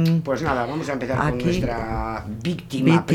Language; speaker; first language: Spanish; native; Spanish